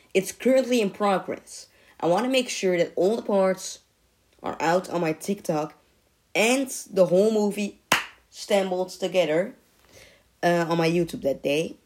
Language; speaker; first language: English; non-native, fluent; Dutch